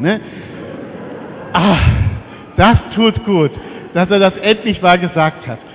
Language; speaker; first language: German; native; German